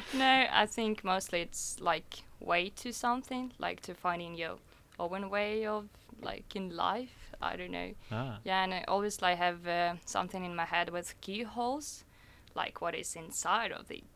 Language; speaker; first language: English; non-native, fluent; Russian